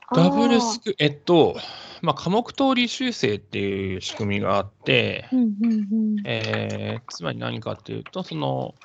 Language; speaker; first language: Japanese; native; Japanese